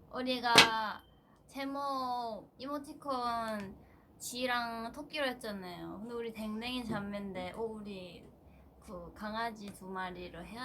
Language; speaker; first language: Korean; non-native, fluent; Thai